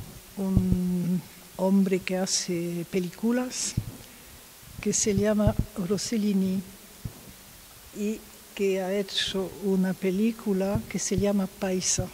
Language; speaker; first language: Spanish; non-native, learner; French